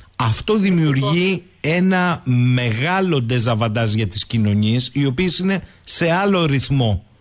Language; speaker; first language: Greek; native; Greek